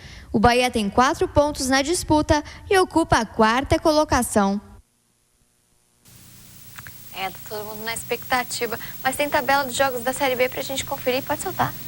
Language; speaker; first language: Portuguese; native; Portuguese